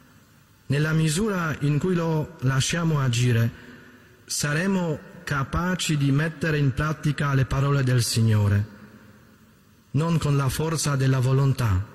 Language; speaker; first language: Italian; native; Italian